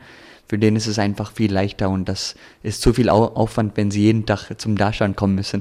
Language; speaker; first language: German; early bilingual, heritage; German